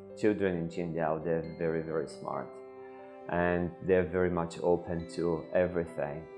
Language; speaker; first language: English; non-native, fluent; Bulgarian